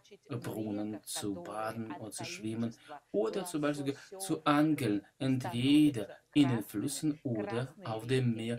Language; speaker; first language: German; non-native, fluent; Russian